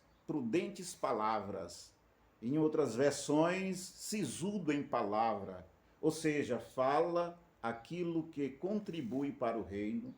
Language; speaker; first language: Portuguese; native; Portuguese